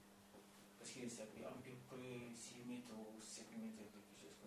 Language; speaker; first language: French; non-native, learner; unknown